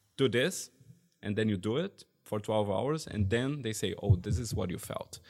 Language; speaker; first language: English; non-native, fluent; Portuguese